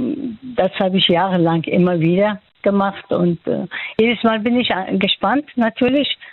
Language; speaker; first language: German; non-native, local second language; Persian